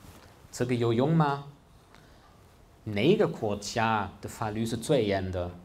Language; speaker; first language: Chinese; non-native, fluent; German